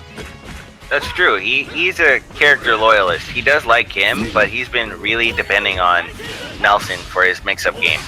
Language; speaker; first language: English; native; English